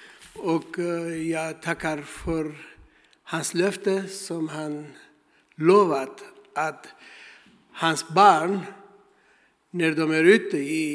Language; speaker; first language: Swedish; non-native, learner; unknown